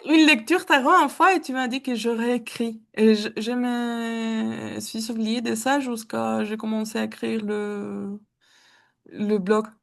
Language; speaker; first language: French; non-native, learner; Spanish